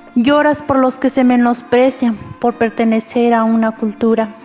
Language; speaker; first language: Spanish; non-native, local second language; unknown